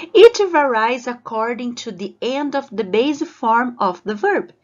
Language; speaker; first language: English; non-native, fluent; Portuguese